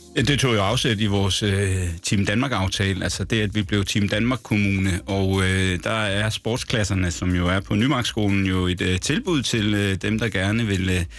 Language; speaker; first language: Danish; native; Danish